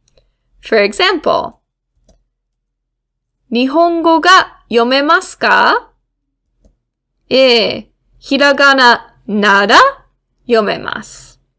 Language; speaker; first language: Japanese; non-native, fluent; English